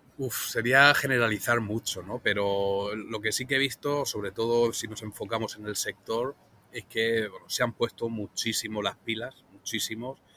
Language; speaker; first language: Spanish; native; Spanish